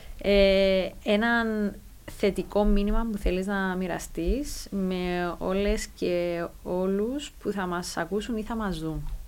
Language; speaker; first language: Greek; native; Greek